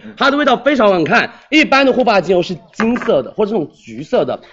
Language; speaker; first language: Chinese; native; Chinese